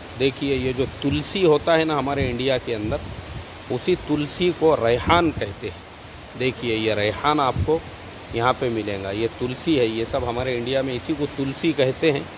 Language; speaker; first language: Hindi; native; Hindi